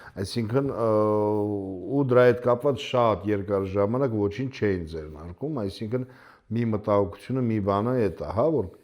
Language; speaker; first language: Armenian; early bilingual, other home language; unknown